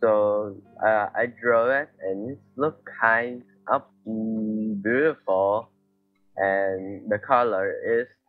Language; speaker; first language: English; non-native, learner; Vietnamese